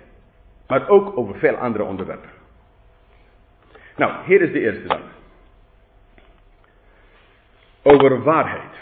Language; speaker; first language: Dutch; non-native, fluent; English